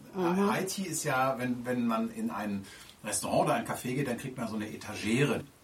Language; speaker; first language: German; native; German